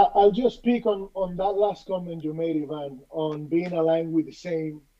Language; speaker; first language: English; non-native, fluent; Spanish